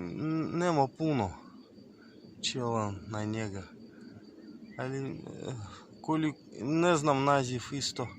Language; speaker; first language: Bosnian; non-native, learner; Russian